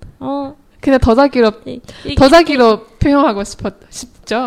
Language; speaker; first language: Korean; non-native, fluent; Chinese